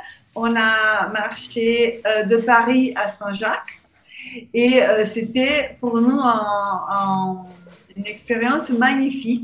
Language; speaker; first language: French; non-native, fluent; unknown